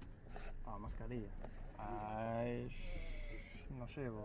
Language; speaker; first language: Spanish; non-native, learner; English